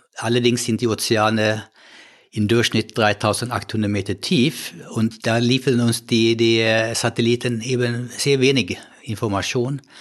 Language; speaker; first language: German; non-native, fluent; Swedish